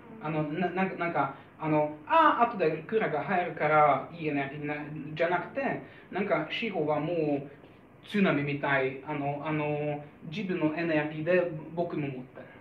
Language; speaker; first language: Japanese; non-native, fluent; Hungarian